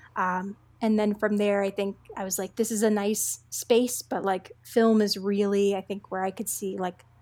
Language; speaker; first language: English; native; English